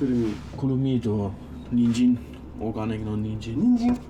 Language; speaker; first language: Japanese; non-native, learner; German